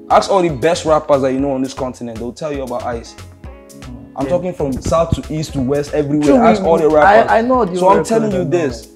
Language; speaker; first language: English; non-native, local second language; Hausa